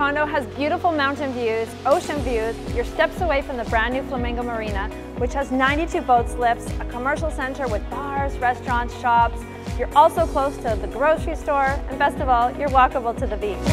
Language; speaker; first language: English; native; English